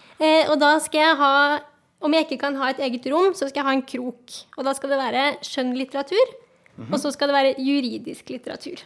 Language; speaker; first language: Norwegian; native; Norwegian